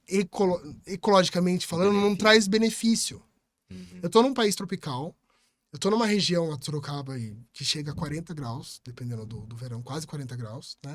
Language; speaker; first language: Portuguese; native; Portuguese